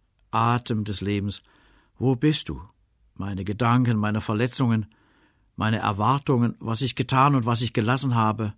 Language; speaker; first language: German; native; German